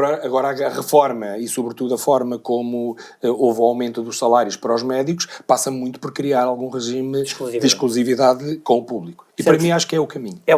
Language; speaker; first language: Portuguese; native; Portuguese